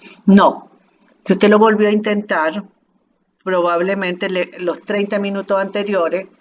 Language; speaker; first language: Spanish; native; Spanish